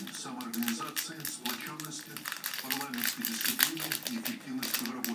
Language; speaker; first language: Russian; native; Russian